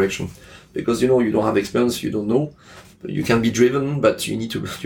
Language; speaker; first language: English; non-native, fluent; French